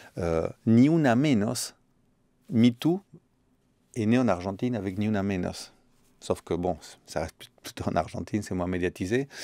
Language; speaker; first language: French; early bilingual, other home language; Spanish